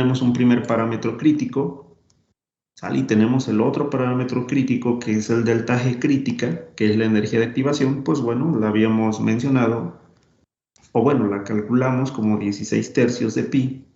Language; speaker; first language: Spanish; native; Spanish